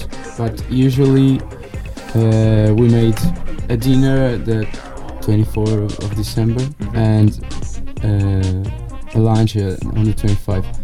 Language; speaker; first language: English; non-native, learner; Italian